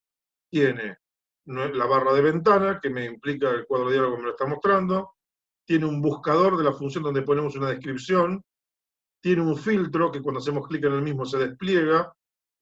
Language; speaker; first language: Spanish; native; Spanish